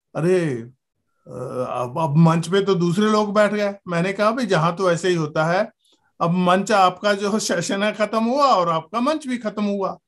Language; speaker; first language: Hindi; native; Hindi